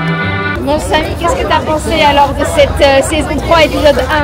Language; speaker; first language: French; native; French